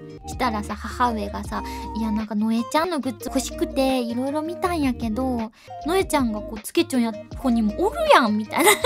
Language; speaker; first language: Japanese; native; Japanese